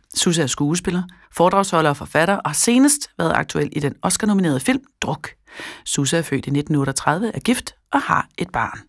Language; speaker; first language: Danish; native; Danish